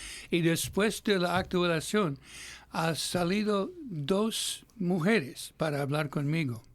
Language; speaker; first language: Spanish; non-native, fluent; English